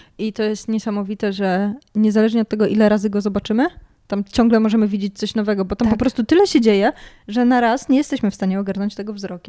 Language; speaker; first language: Polish; native; Polish